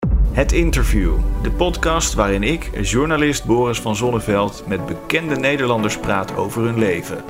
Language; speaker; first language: Dutch; native; Dutch